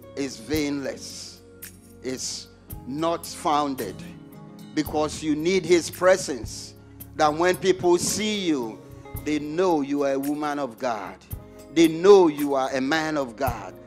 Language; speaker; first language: English; non-native, local second language; Akan